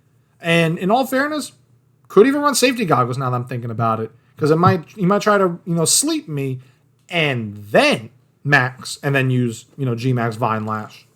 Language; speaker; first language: English; native; English